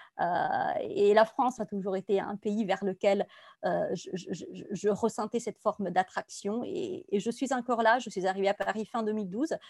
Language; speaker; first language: French; non-native, fluent; Italian